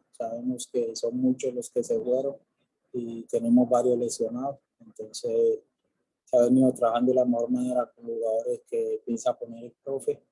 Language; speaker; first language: Spanish; native; Spanish